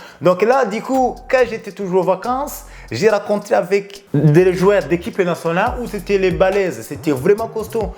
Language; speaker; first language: French; non-native, local second language; Kinyarwanda